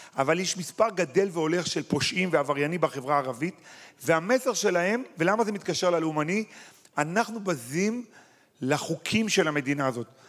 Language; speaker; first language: Hebrew; native; Hebrew